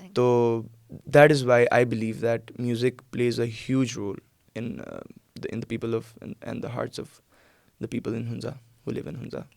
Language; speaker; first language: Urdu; non-native, local second language; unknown